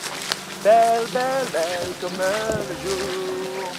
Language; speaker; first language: French; native; French